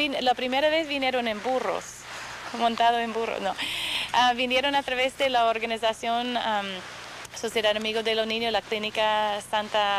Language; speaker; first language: Spanish; non-native, fluent; English